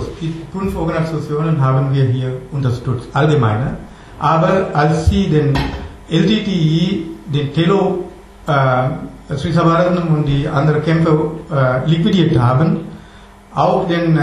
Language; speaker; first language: German; non-native, learner; Sinhala